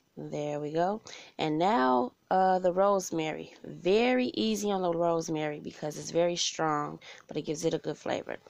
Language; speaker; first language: English; native; English